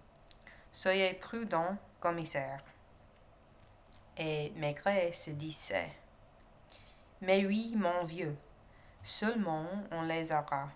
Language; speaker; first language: French; non-native, learner; English